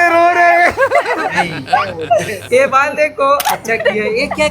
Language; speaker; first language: Hindi; non-native, local second language; Malayalam